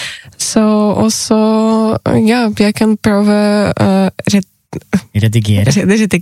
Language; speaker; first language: Norwegian; non-native, learner; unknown